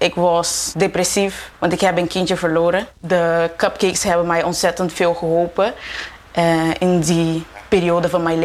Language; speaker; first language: Dutch; non-native, fluent; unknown